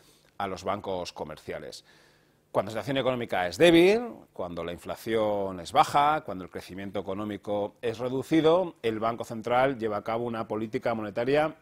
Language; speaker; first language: Spanish; native; Spanish